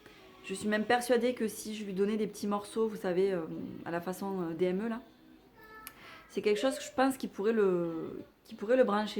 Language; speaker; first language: French; native; French